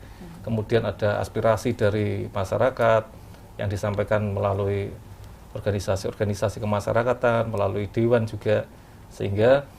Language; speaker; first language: Indonesian; native; Indonesian